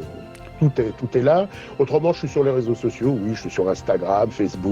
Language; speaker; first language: French; native; French